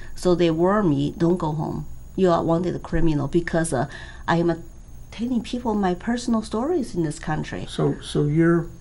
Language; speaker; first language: English; non-native, fluent; Chinese